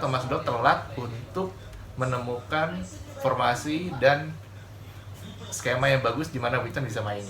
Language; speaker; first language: Indonesian; native; Indonesian